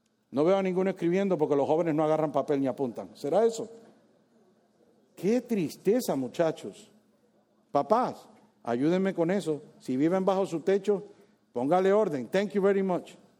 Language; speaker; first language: Spanish; native; Spanish